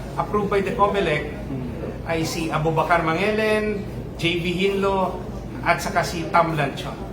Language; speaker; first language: Filipino; non-native, local second language; Hiligaynon